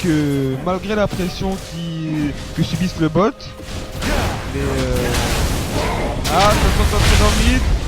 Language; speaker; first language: French; native; French